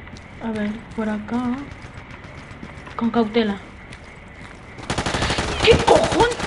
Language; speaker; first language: Spanish; native; Spanish